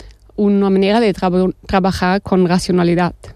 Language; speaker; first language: Spanish; non-native, fluent; German